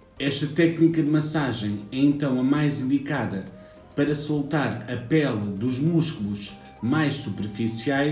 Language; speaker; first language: Portuguese; native; Portuguese